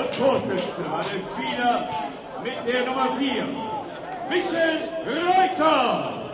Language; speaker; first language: German; native; German